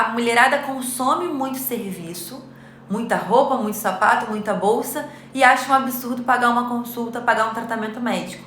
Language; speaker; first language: Portuguese; native; Portuguese